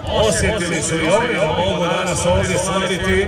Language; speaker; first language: Serbian; native; Serbian